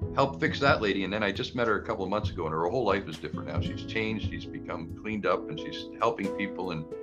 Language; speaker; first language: English; native; English